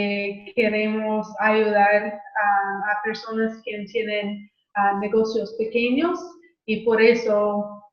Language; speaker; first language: Spanish; non-native, fluent; English